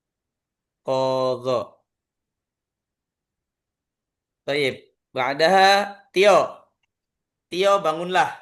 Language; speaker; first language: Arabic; non-native, fluent; Indonesian